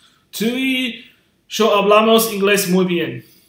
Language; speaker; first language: Spanish; non-native, learner; English